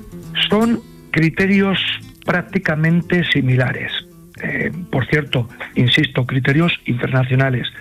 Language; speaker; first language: Spanish; native; Spanish